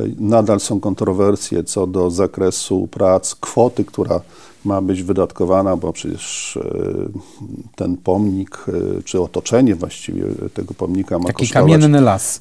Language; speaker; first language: Polish; native; Polish